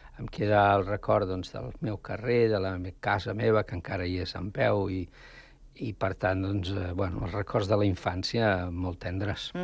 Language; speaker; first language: Catalan; non-native, local second language; Spanish